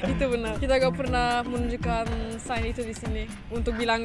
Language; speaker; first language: Indonesian; non-native, fluent; Turkish